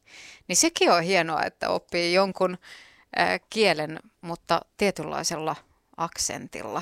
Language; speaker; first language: Finnish; native; Finnish